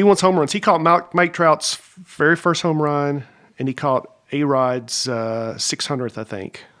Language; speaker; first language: English; native; English